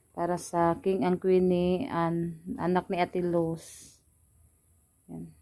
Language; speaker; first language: Filipino; non-native, local second language; Cebuano